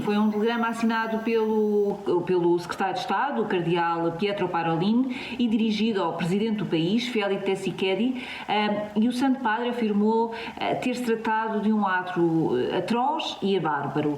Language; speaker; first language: Portuguese; native; Portuguese